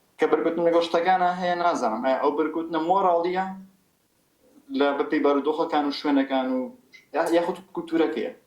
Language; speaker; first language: Central Kurdish; non-native, local second language; Gurani